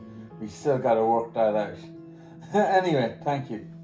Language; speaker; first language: English; native; English